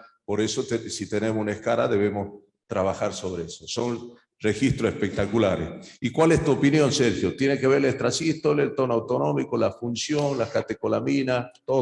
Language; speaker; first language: Spanish; native; Spanish